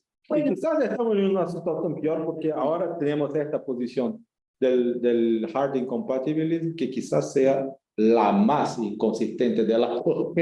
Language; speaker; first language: Spanish; non-native, fluent; Portuguese